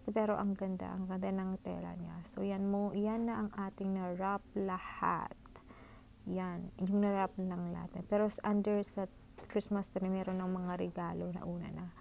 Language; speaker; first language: Filipino; non-native, local second language; Cebuano